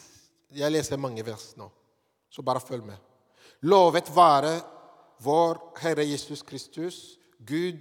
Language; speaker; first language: Norwegian; non-native, fluent; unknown